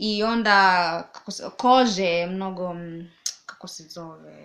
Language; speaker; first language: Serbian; non-native, learner; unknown